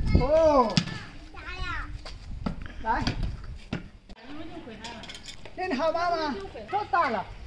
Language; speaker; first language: Chinese; non-native, learner; Urdu